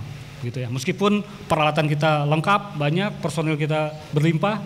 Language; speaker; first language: Indonesian; native; Indonesian